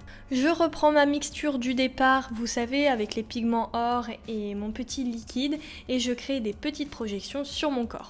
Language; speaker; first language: French; native; French